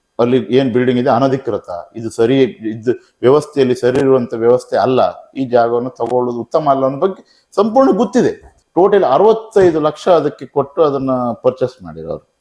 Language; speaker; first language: Kannada; native; Kannada